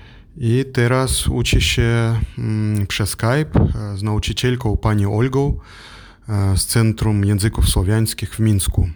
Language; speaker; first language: Polish; non-native, learner; German